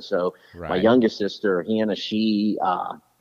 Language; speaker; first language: English; native; English